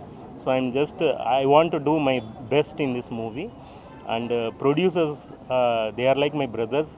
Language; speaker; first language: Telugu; non-native, learner; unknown